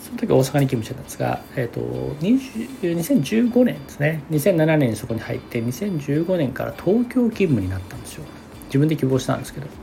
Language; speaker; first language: Japanese; native; Japanese